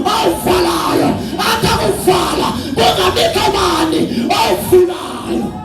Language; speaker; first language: Zulu; non-native, local second language; Xhosa